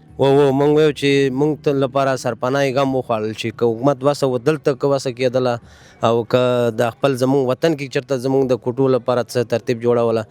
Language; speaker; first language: Pashto; native; Pashto